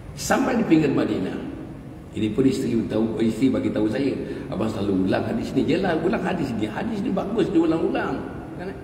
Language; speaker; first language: Malay; native; Malay